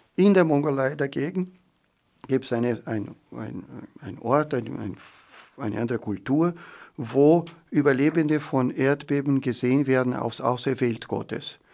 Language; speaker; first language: German; non-native, fluent; Portuguese